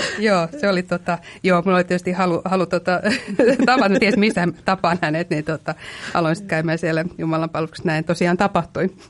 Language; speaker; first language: Finnish; native; Finnish